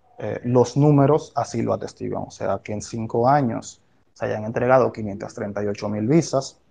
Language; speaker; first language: Spanish; native; Spanish